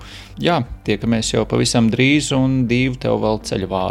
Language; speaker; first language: Latvian; native; Latvian